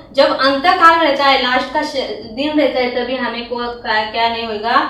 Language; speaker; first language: Hindi; non-native, local second language; Marathi